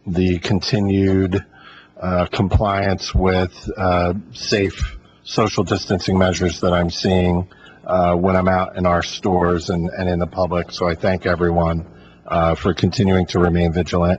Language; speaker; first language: English; native; English